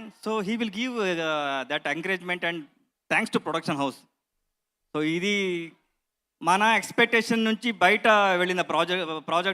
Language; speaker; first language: Telugu; non-native, learner; Kannada